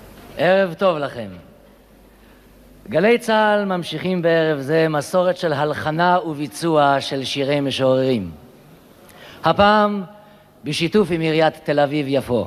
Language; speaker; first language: Hebrew; native; Hebrew